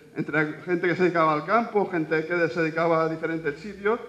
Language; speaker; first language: Spanish; non-native, local second language; Catalan